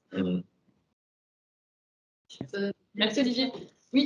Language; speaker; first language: French; native; French